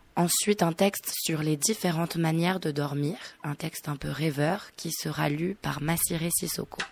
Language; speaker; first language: French; native; French